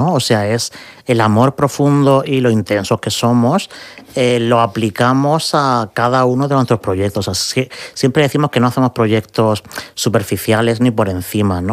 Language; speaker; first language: Spanish; native; Spanish